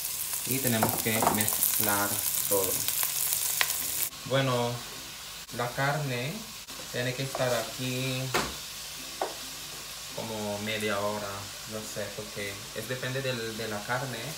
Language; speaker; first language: Spanish; non-native, fluent; Filipino